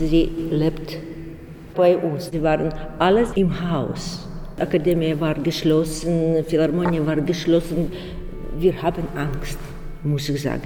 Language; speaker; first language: German; non-native, learner; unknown